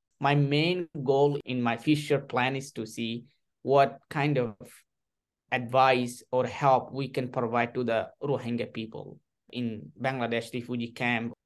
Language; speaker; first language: English; non-native, learner; Rohingya